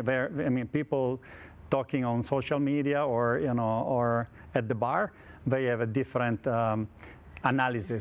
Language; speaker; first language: English; non-native, fluent; Italian